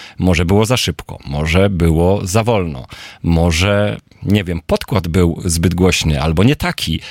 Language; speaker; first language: Polish; native; Polish